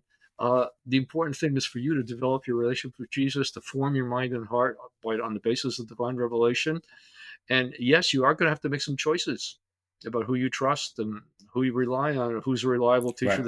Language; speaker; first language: English; native; English